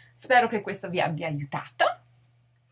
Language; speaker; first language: Italian; non-native, fluent; English